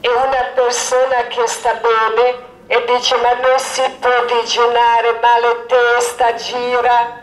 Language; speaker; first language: Italian; non-native, learner; Croatian